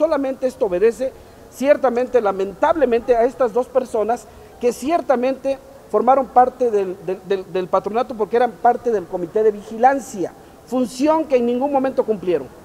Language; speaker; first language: Spanish; native; Spanish